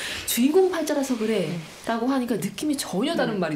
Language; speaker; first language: Korean; native; Korean